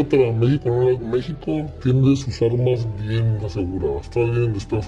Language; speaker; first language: Spanish; native; Spanish